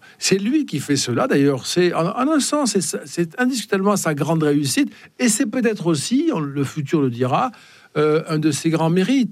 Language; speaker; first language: French; native; French